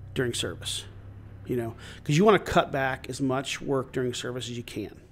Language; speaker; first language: English; native; English